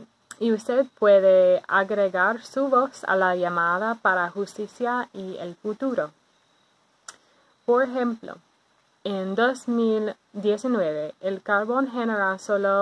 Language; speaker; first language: Spanish; non-native, fluent; English